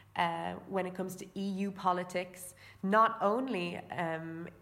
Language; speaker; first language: English; native; English